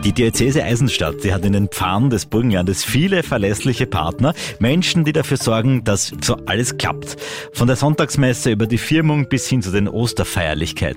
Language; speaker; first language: German; native; German